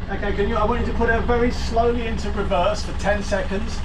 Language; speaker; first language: English; native; English